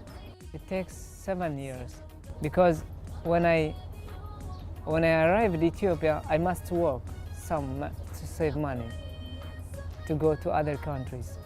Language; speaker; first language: English; non-native, learner; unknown